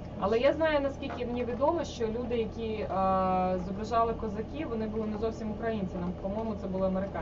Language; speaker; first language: Ukrainian; native; Ukrainian